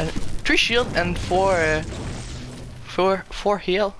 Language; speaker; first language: English; non-native, learner; French